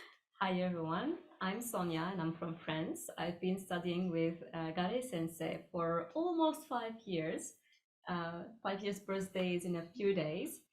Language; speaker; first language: English; non-native, fluent; French